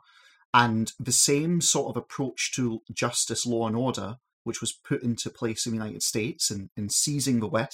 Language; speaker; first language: English; native; English